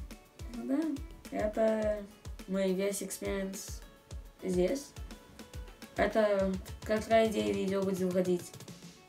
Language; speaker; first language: Russian; early bilingual, other home language; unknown